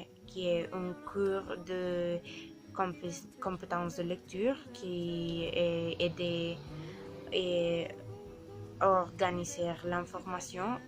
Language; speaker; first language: French; non-native, learner; Spanish